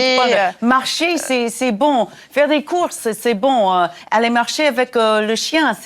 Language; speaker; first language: French; non-native, fluent; English